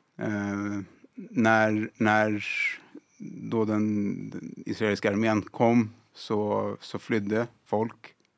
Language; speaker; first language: Swedish; early bilingual, other home language; Arabic